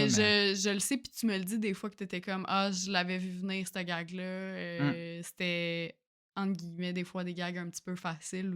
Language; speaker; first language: French; native; French